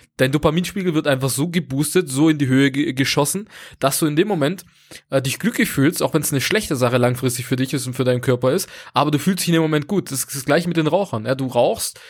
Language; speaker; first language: German; native; German